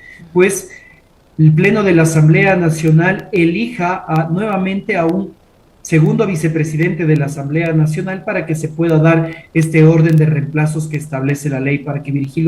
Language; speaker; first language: Spanish; native; Spanish